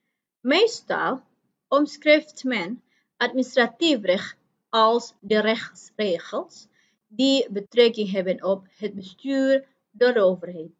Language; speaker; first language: Dutch; non-native, fluent; Indonesian